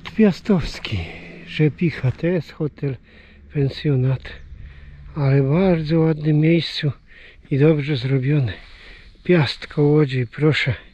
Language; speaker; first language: Polish; native; Polish